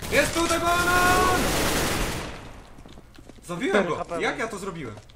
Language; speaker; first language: Polish; native; Polish